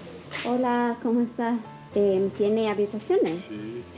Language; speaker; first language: Spanish; non-native, learner; English